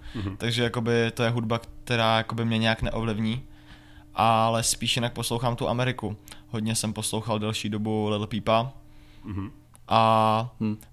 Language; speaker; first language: Czech; native; Czech